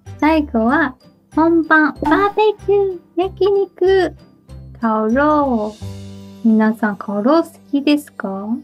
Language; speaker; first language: Japanese; non-native, fluent; Chinese